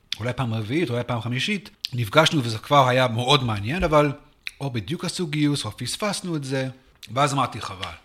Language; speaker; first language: Hebrew; non-native, fluent; English